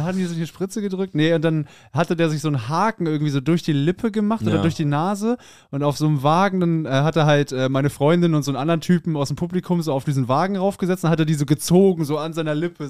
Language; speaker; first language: German; native; German